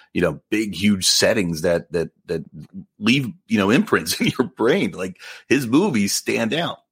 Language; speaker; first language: English; native; English